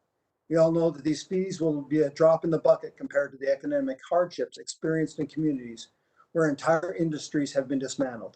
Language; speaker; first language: English; native; English